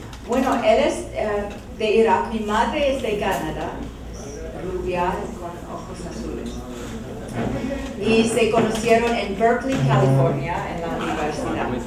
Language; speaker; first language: Spanish; non-native, learner; English